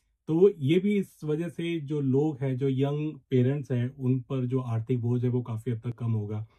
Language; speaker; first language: Hindi; native; Hindi